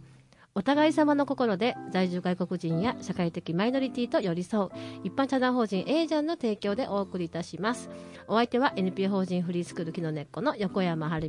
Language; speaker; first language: Japanese; native; Japanese